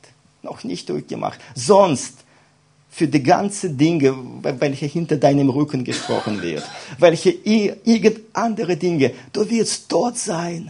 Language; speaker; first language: German; non-native, fluent; Russian